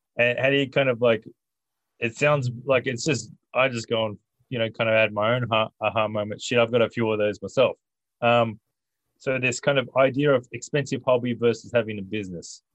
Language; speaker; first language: English; native; English